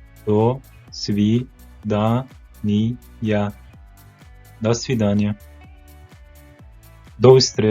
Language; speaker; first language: Russian; non-native, fluent; Turkmen